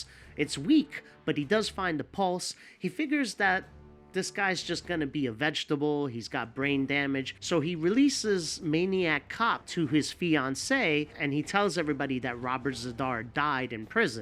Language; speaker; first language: English; native; English